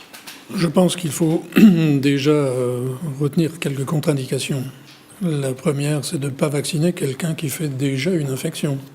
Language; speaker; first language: French; native; French